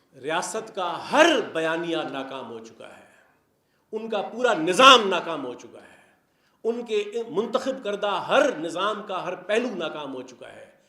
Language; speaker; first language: Urdu; non-native, local second language; Sindhi